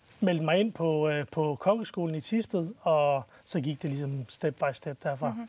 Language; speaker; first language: Danish; early bilingual, other home language; Arabic